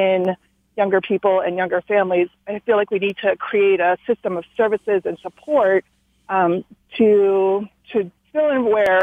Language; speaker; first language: English; native; English